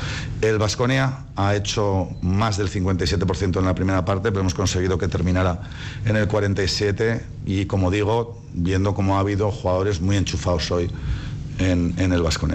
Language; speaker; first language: Spanish; native; Spanish